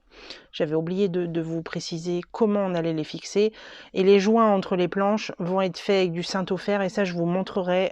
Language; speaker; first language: French; native; French